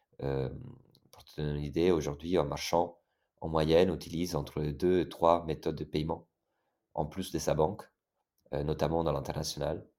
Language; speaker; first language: French; non-native, fluent; Italian